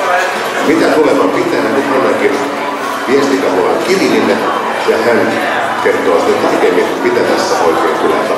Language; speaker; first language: Finnish; native; Finnish